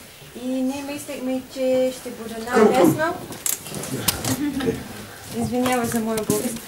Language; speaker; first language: Bulgarian; non-native, learner; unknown